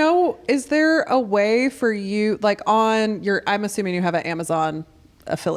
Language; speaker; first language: English; native; English